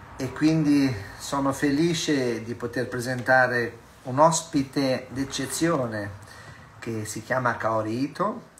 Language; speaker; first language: Italian; native; Italian